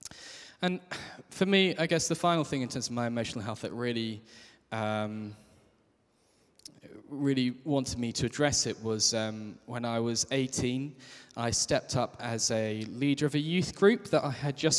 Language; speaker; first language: English; native; English